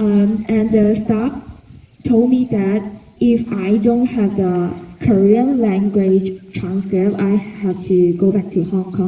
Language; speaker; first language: English; non-native, fluent; Cantonese